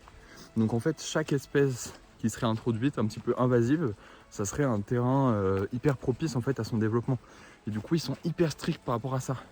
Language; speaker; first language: French; native; French